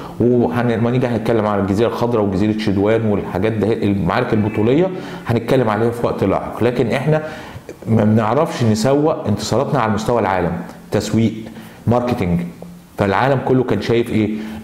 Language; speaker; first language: Arabic; native; Arabic